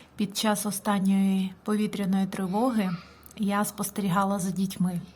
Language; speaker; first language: Ukrainian; native; Ukrainian